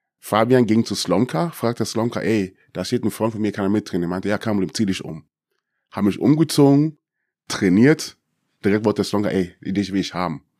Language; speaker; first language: German; early bilingual, other home language; Akan